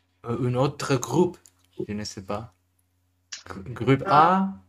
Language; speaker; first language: French; non-native, learner; German